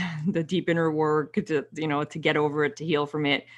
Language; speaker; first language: English; native; English